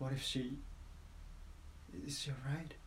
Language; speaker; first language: English; non-native, fluent; Japanese